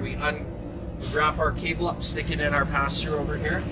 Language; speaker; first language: English; native; English